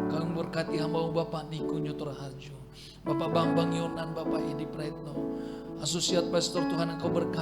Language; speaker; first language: Indonesian; native; Indonesian